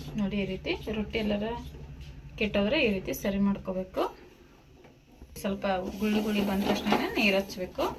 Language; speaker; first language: Kannada; native; Kannada